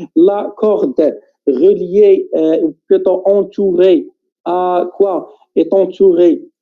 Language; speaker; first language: French; non-native, local second language; Arabic